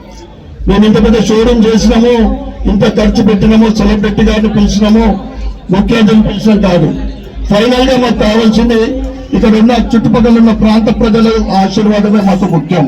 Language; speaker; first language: Telugu; native; Telugu